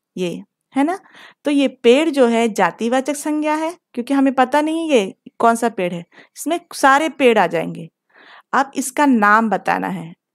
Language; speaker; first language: Hindi; non-native, local second language; Telugu